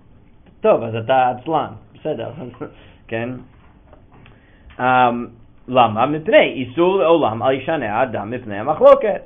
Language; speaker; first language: Hebrew; non-native, fluent; English